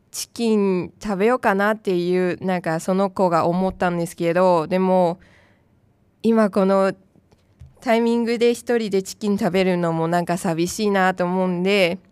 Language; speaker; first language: Japanese; non-native, fluent; Chinese